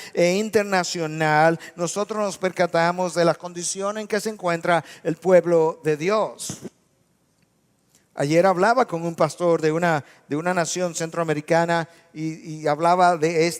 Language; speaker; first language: Spanish; native; Spanish